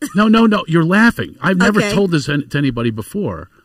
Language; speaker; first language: English; native; English